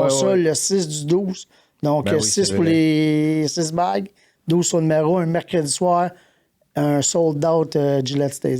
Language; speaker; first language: French; native; French